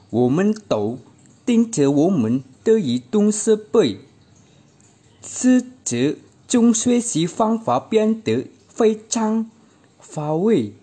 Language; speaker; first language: Chinese; non-native, learner; Indonesian